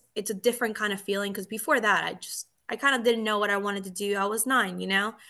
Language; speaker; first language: English; early bilingual, other home language; Spanish